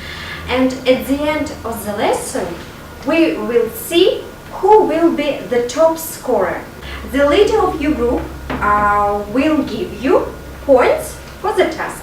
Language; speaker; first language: English; non-native, fluent; Russian